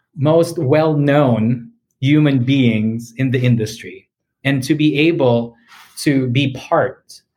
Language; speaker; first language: English; native; English